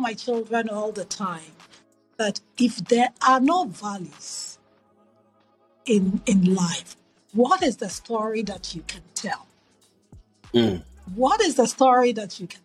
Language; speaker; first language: English; non-native, local second language; Akan